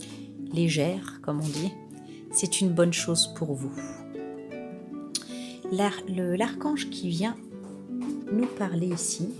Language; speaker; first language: French; native; French